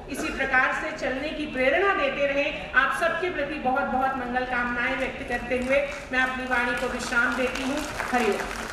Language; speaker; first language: Hindi; native; Hindi